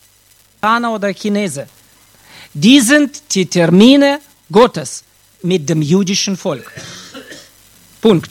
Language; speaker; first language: German; non-native, fluent; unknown